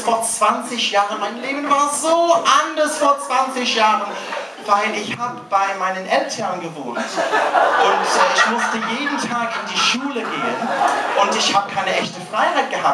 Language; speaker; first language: German; non-native, learner; English